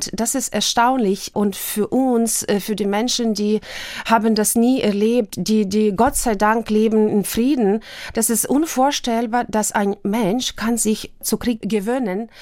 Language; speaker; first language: German; non-native, fluent; Ukrainian